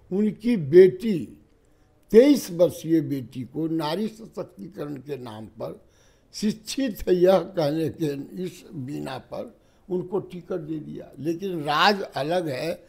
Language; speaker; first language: Hindi; native; Hindi